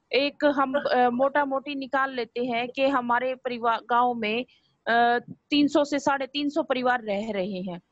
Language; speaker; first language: Hindi; native; Hindi